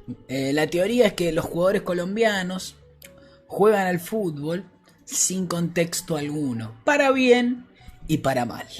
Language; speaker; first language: Spanish; native; Spanish